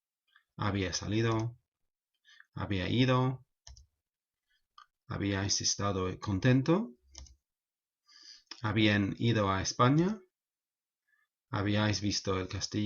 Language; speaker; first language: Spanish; non-native, fluent; English